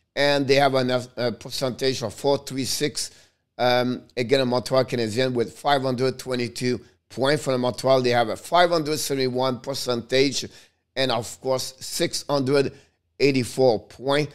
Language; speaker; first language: English; non-native, fluent; French